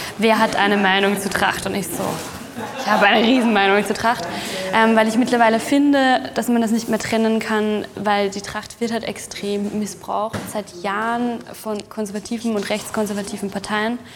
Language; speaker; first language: German; native; German